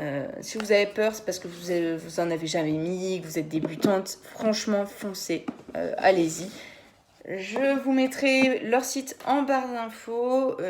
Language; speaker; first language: French; native; French